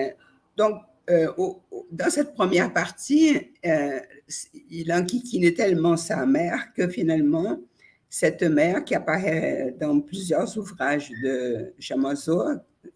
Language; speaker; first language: French; non-native, fluent; Portuguese